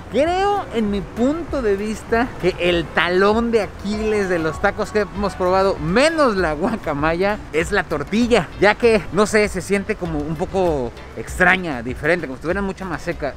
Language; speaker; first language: Spanish; native; Spanish